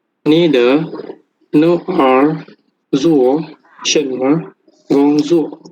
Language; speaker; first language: Chinese; non-native, learner; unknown